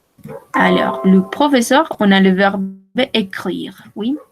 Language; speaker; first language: French; non-native, fluent; Spanish